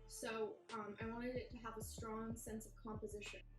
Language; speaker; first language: English; native; English